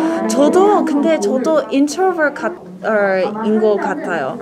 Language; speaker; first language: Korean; early bilingual, heritage; English